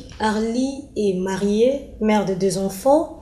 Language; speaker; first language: French; non-native, local second language; Lingala